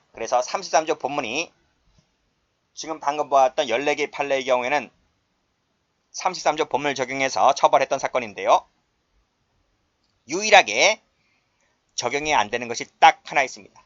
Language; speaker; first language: Korean; native; Korean